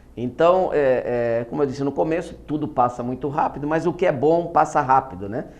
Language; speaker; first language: Portuguese; native; Portuguese